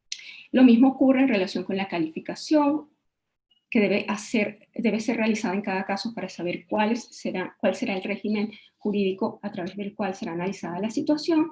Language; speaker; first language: Spanish; native; Spanish